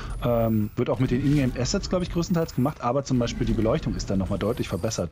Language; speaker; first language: German; native; German